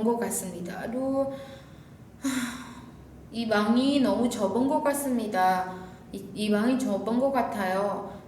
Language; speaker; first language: Korean; non-native, fluent; Indonesian